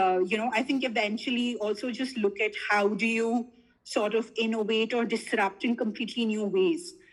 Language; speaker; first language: English; non-native, local second language; Hindi